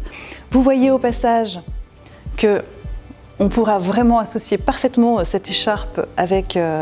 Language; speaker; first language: French; native; French